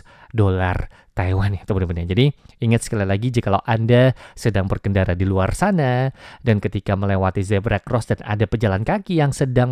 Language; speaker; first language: Indonesian; native; Indonesian